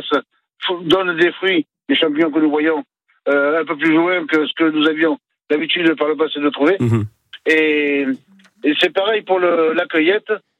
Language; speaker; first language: French; native; French